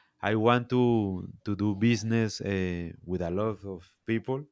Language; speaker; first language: English; non-native, learner; Spanish